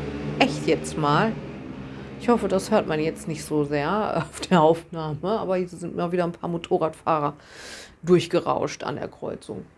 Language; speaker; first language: German; native; German